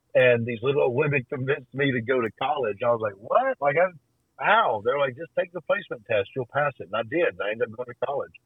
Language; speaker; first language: English; native; English